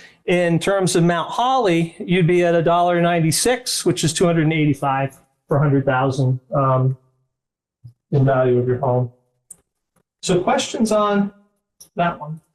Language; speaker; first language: English; native; English